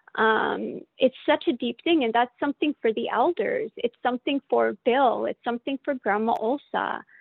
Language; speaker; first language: English; native; English